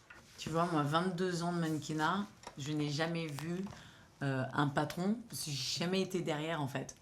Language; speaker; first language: French; native; French